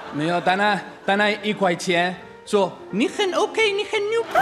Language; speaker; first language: Chinese; non-native, learner; English